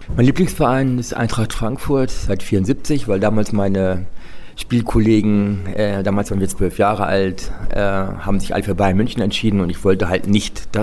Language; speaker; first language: German; native; German